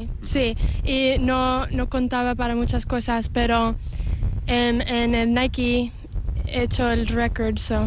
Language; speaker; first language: Spanish; early bilingual, heritage; English